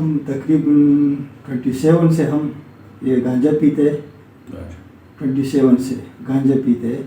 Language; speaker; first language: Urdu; non-native, local second language; Pashto